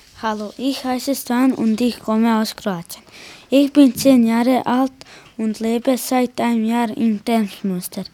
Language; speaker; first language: German; early bilingual, other home language; Croatian